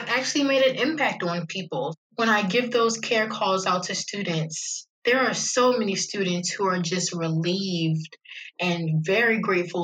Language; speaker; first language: English; native; English